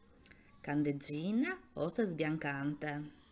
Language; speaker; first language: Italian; non-native, fluent; Albanian